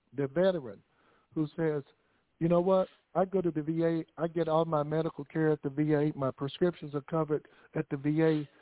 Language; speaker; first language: English; native; English